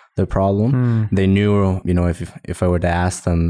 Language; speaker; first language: English; early bilingual, other home language; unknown